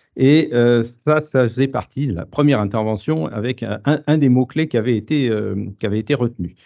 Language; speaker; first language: French; native; French